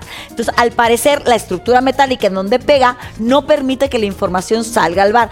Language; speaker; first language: Spanish; native; Spanish